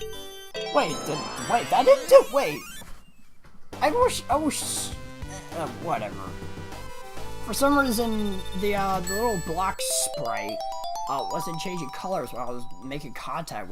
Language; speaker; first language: English; native; English